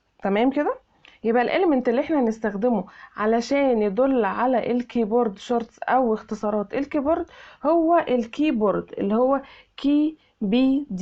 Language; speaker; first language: Arabic; native; Arabic